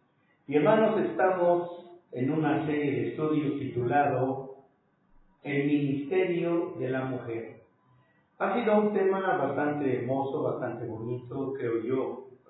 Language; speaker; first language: Spanish; native; Spanish